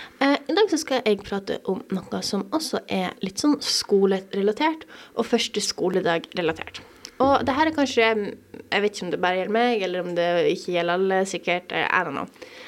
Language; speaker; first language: Norwegian; native; Norwegian